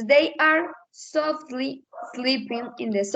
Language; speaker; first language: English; non-native, fluent; Spanish